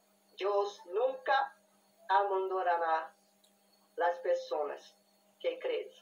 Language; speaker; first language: Spanish; non-native, learner; Portuguese